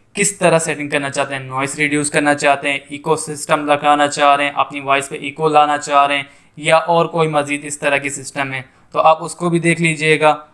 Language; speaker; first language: Hindi; native; Hindi